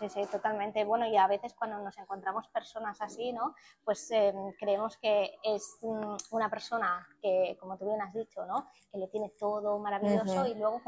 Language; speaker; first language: Spanish; native; Spanish